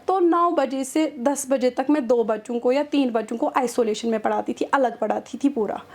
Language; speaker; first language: Urdu; non-native, local second language; Kashmiri